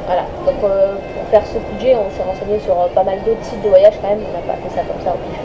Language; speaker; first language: French; native; French